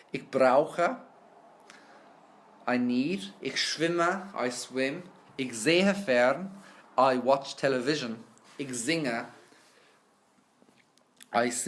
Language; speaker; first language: German; non-native, fluent; English